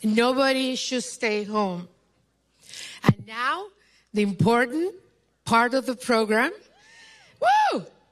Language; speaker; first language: English; non-native, local second language; Spanish